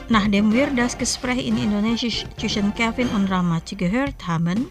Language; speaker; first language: German; non-native, fluent; Indonesian